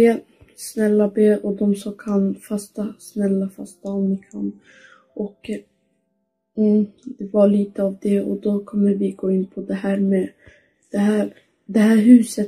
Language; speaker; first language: Swedish; early bilingual, other home language; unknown